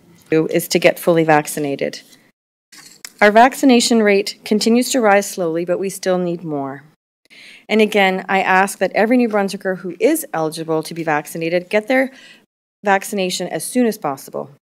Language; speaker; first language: English; native; English